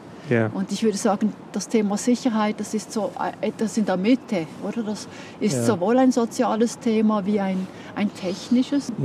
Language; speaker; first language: German; native; German